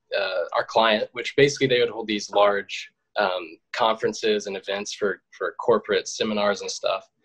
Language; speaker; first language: English; native; English